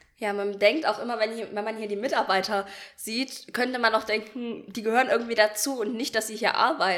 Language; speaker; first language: German; native; German